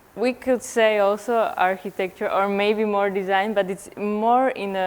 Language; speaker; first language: English; non-native, fluent; Slovak